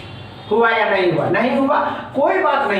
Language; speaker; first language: Hindi; native; Hindi